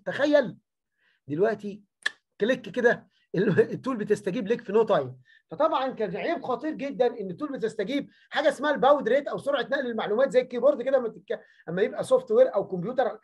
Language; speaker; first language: Arabic; native; Arabic